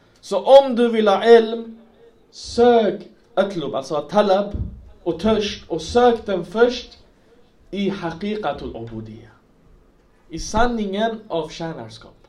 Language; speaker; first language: Swedish; non-native, local second language; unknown